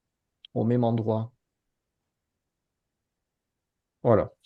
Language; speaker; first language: French; non-native, fluent; Azerbaijani